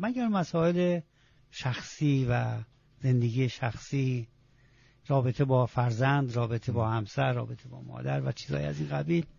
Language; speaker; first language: Persian; non-native, local second language; Azerbaijani